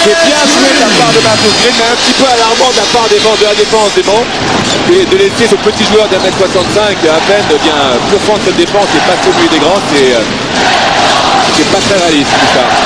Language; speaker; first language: French; native; French